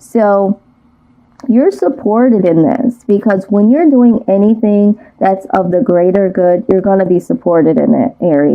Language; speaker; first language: English; native; English